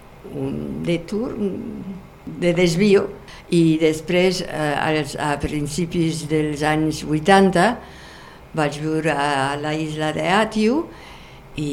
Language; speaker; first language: Catalan; non-native, fluent; German